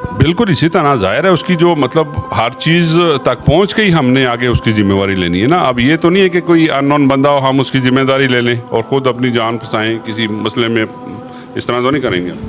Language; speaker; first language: Urdu; non-native, local second language; Pashto